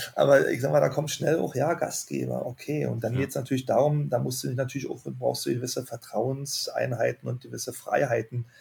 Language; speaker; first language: German; native; German